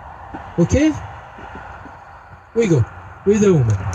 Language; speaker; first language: English; non-native, learner; French